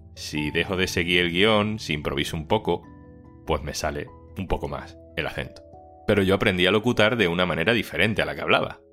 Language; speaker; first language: Spanish; native; Spanish